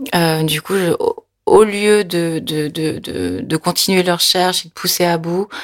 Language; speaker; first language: French; early bilingual, other home language; Korean